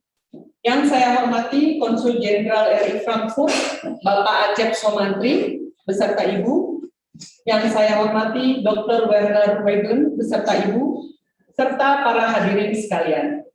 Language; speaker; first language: Indonesian; native; Indonesian